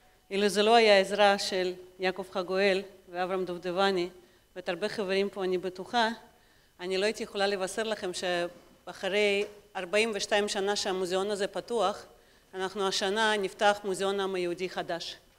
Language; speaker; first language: Hebrew; non-native, fluent; Russian